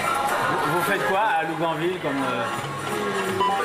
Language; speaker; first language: French; native; French